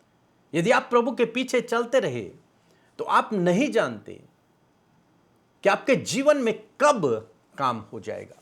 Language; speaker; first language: Hindi; native; Hindi